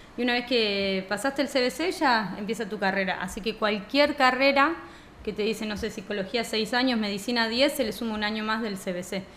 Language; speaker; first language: Spanish; native; Spanish